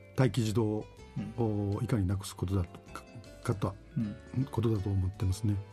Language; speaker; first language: Japanese; native; Japanese